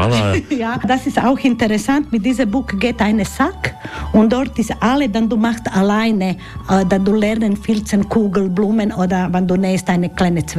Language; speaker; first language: German; non-native, learner; Croatian